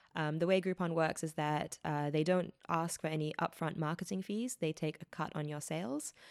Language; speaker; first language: English; native; English